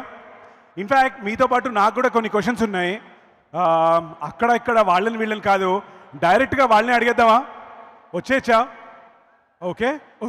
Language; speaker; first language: Telugu; native; Telugu